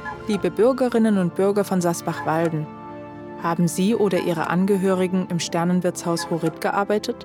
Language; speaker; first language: German; early bilingual, other home language; Turkish